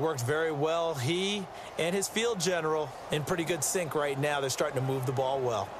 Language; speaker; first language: English; native; English